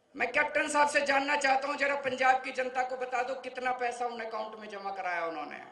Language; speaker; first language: Hindi; native; Hindi